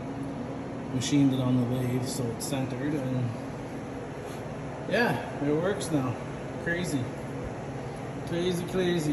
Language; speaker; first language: English; native; English